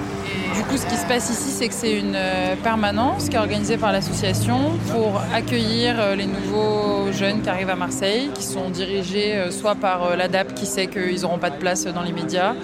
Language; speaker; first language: French; native; French